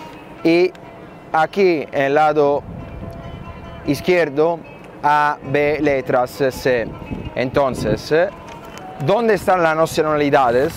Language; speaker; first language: Spanish; non-native, fluent; Italian